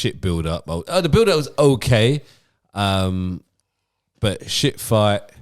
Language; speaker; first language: English; native; English